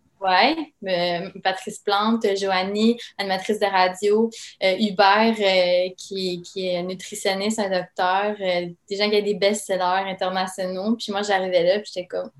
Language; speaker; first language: French; early bilingual, other home language; Serbian